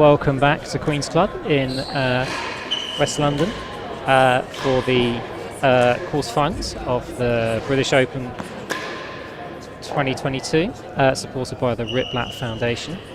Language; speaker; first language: English; native; English